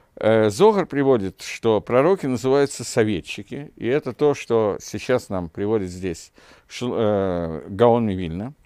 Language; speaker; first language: Russian; native; Russian